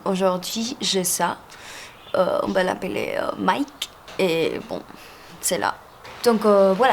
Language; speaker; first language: French; non-native, fluent; Spanish